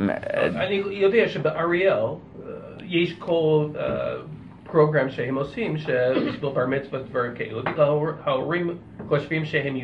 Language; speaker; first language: Hebrew; non-native, fluent; English